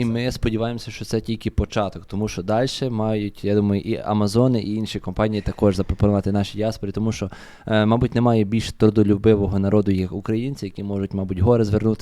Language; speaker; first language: Ukrainian; native; Ukrainian